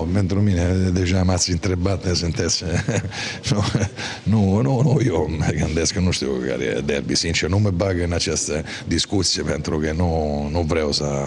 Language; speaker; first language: Romanian; non-native, fluent; Italian